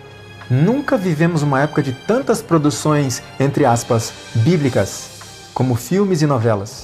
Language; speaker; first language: Portuguese; native; Portuguese